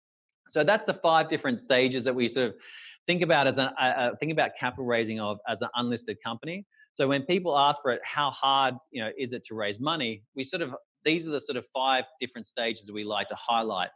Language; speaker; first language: English; native; English